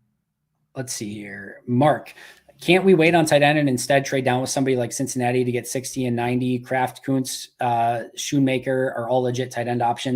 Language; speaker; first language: English; native; English